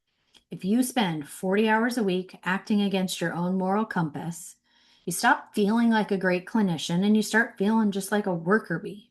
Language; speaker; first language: English; native; English